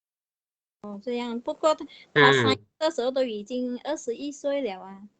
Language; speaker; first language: Chinese; native; Chinese